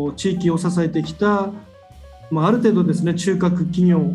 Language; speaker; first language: Japanese; native; Japanese